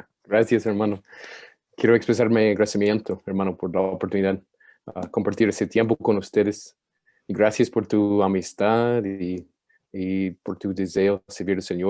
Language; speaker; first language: Spanish; non-native, fluent; English